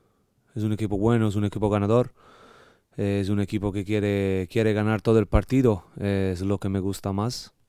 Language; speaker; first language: Spanish; non-native, learner; Italian